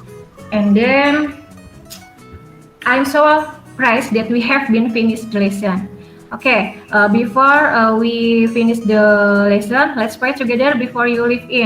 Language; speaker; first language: English; non-native, learner; Indonesian